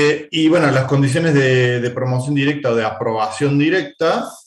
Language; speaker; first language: Spanish; native; Spanish